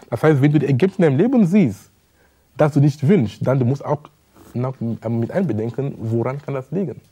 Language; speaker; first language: German; non-native, fluent; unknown